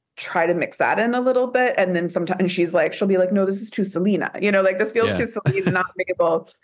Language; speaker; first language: English; native; English